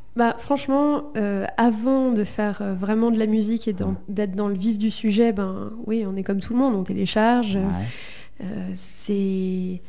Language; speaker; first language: French; early bilingual, other home language; Spanish